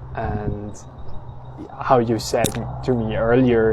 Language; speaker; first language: English; non-native, fluent; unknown